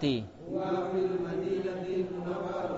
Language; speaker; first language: Arabic; non-native, learner; Indonesian